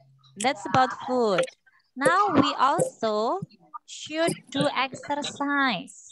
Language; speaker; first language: English; non-native, fluent; Indonesian